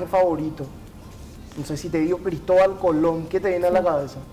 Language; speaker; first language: Spanish; native; Spanish